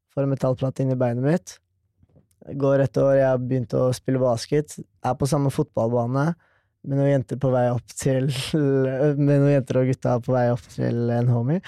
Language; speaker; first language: Norwegian; early bilingual, other home language; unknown